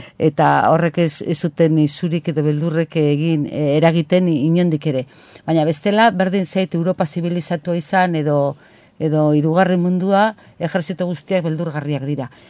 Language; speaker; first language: Basque; non-native, local second language; Spanish